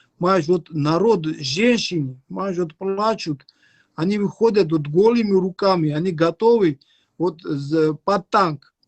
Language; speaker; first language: Russian; non-native, local second language; Georgian